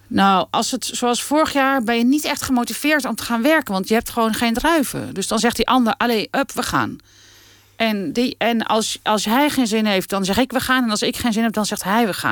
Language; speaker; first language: Dutch; native; Dutch